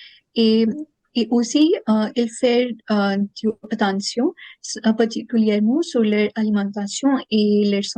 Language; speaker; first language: French; non-native, learner; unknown